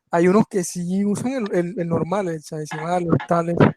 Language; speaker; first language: Spanish; native; Spanish